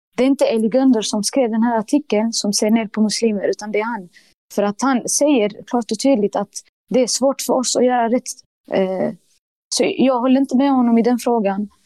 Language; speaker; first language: Swedish; early bilingual, other home language; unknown